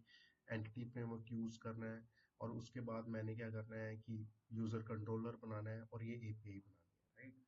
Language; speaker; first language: Hindi; non-native, local second language; Punjabi